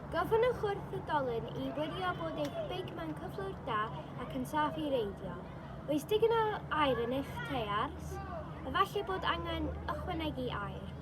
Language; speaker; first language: Welsh; non-native, local second language; English